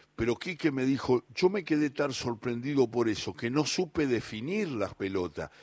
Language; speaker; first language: Spanish; native; Spanish